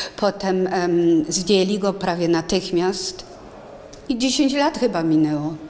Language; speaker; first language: Polish; early bilingual, heritage; Polish